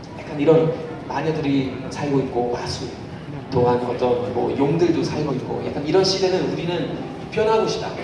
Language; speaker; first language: Korean; non-native, fluent; German